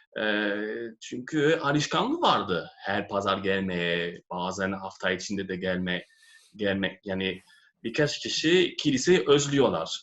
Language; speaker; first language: Turkish; non-native, fluent; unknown